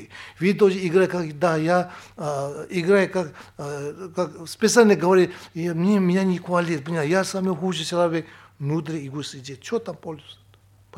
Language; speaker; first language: Russian; non-native, learner; Tibetan